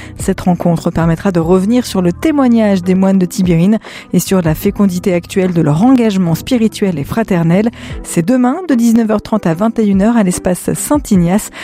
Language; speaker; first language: French; native; French